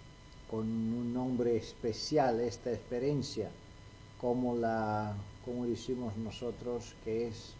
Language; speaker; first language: Spanish; non-native, fluent; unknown